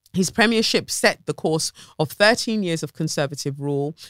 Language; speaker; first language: English; native; English